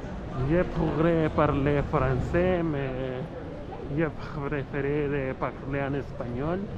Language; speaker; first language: French; non-native, learner; Spanish